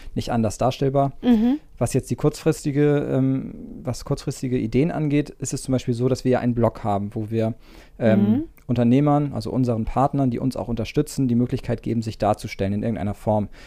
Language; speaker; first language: German; native; German